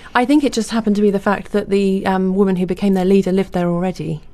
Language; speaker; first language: English; native; English